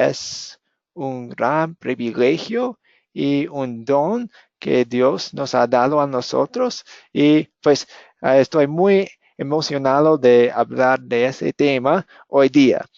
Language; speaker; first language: Spanish; non-native, fluent; English